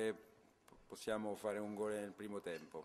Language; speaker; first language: Italian; non-native, fluent; French